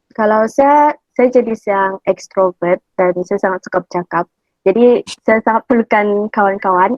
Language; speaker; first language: Malay; native; Malay